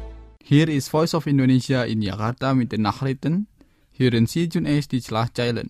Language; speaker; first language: German; non-native, fluent; Indonesian